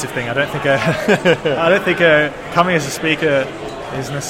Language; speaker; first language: English; native; English